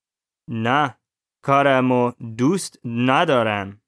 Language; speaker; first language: Persian; non-native, learner; English